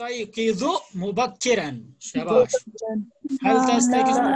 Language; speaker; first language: Arabic; non-native, fluent; Urdu